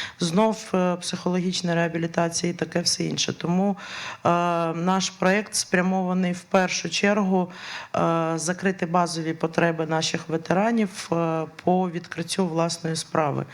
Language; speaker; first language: Ukrainian; native; Ukrainian